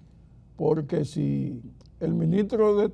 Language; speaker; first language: Spanish; native; Spanish